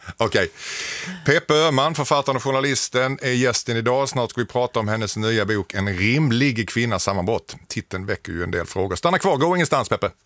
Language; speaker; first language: Swedish; native; Swedish